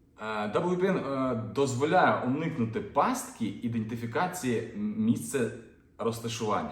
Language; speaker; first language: Ukrainian; non-native, local second language; Russian